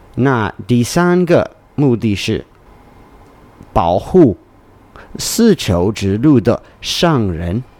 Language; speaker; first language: Chinese; non-native, learner; English